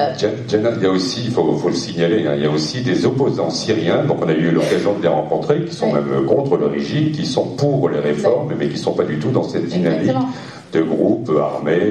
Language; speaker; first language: French; native; French